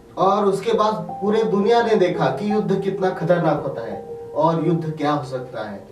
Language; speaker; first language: Hindi; non-native, local second language; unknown